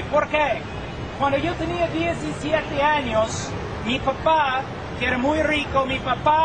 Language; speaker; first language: Spanish; non-native, fluent; English